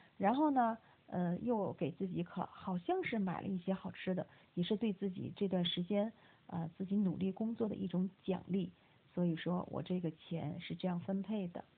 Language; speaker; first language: Chinese; native; Chinese